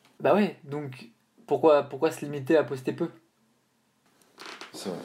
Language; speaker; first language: French; native; French